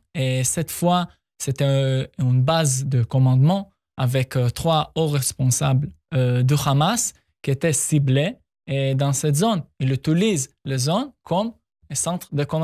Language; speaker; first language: French; non-native, fluent; Hebrew